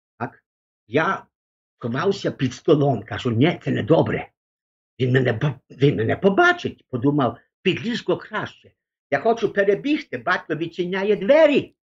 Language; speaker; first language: Ukrainian; early bilingual, heritage; Ukrainian